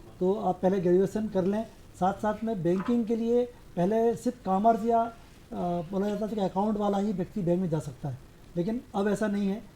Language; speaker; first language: Hindi; native; Hindi